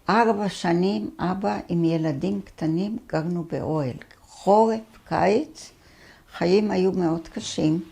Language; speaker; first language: Hebrew; early bilingual, other home language; Arabic